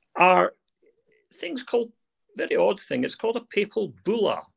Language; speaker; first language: English; native; English